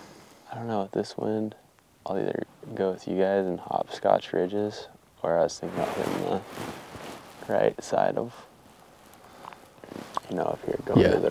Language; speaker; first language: English; native; English